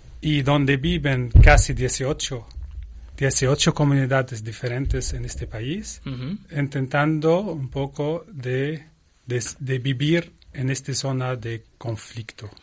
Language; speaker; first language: Spanish; non-native, learner; Arabic